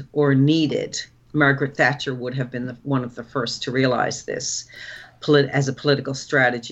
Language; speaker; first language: English; native; English